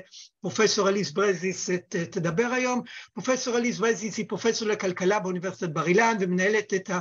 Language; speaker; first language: Hebrew; native; Hebrew